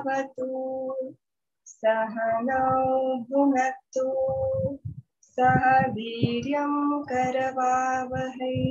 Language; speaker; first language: Hindi; non-native, learner; Russian